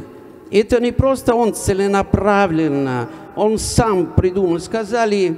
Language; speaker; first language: Russian; non-native, fluent; Italian